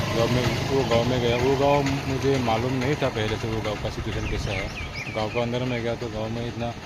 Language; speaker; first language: Hindi; non-native, local second language; Assamese